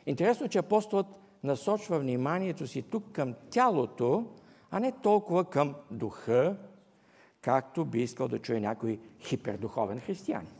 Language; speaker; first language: Bulgarian; native; Bulgarian